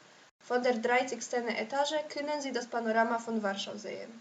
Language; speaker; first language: German; non-native, learner; Polish